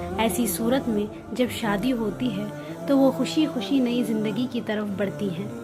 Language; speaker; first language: Urdu; native; Urdu